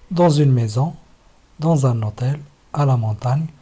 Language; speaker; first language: French; non-native, local second language; Arabic